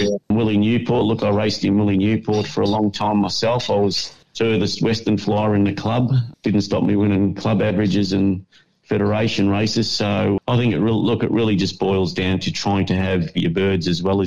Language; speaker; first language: English; native; English